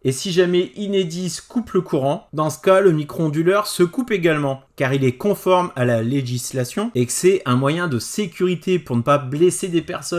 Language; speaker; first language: French; native; French